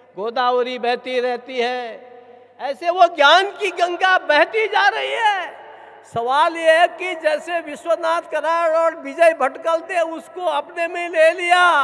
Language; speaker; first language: Hindi; non-native, local second language; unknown